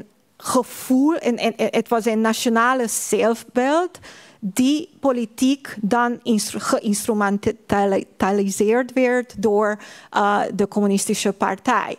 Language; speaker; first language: Dutch; non-native, fluent; Hungarian